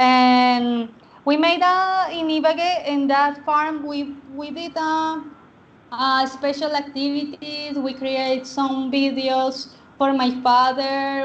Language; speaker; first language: English; non-native, learner; Spanish